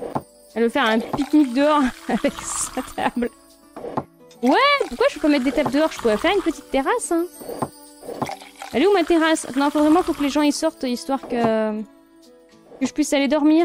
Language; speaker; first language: French; native; French